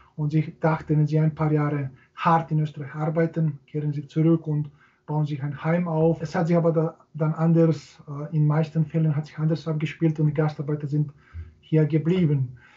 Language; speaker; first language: German; non-native, fluent; Serbian